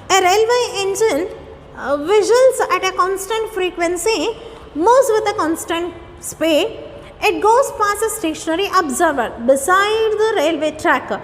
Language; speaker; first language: English; non-native, local second language; Kannada